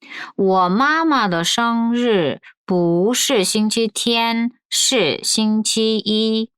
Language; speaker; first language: Chinese; non-native, fluent; Korean